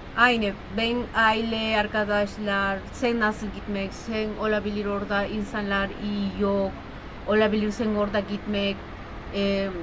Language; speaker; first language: Turkish; non-native, learner; Spanish